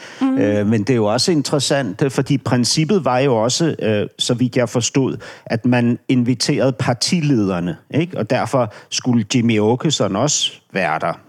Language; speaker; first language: Danish; native; Danish